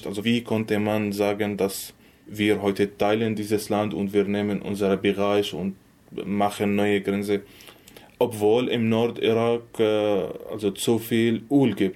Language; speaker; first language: German; non-native, learner; Arabic